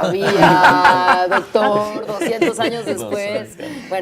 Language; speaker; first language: Spanish; native; Spanish